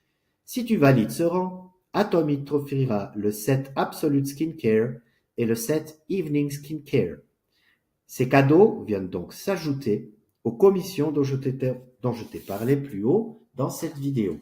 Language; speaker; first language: French; native; French